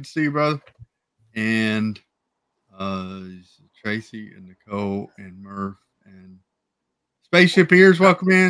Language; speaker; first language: English; native; English